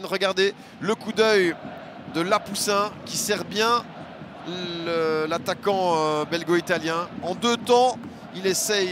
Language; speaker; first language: French; native; French